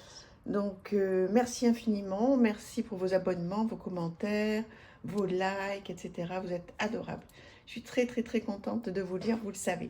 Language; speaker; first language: French; native; French